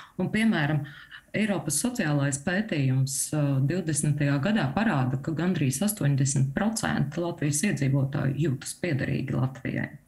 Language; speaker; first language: Latvian; non-native, local second language; Russian